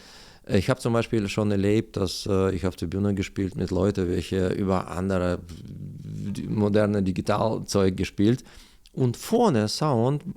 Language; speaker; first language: German; non-native, learner; Russian